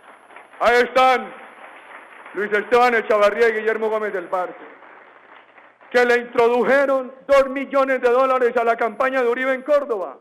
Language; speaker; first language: Spanish; native; Spanish